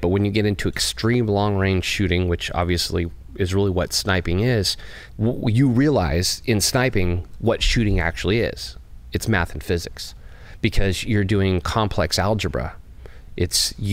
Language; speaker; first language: English; native; English